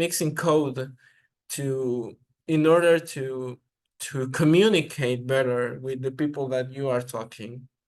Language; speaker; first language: English; non-native, learner; Spanish